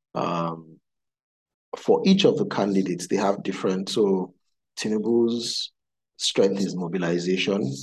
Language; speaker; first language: English; non-native, local second language; Yoruba